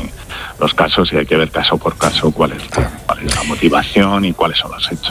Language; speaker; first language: Spanish; native; Spanish